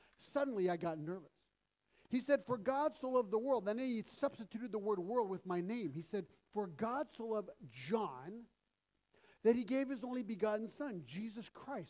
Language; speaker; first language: English; early bilingual, other home language; French